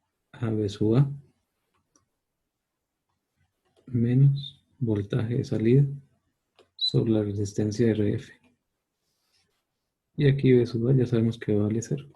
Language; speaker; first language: Spanish; native; Spanish